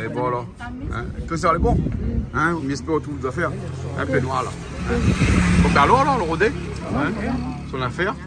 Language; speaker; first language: French; native; French